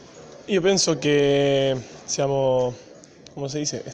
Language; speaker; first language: Italian; non-native, learner; Spanish